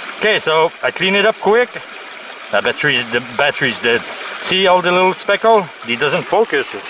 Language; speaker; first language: English; non-native, fluent; French